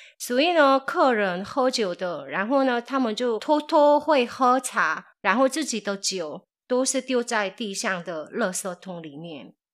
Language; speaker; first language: Chinese; non-native, fluent; Korean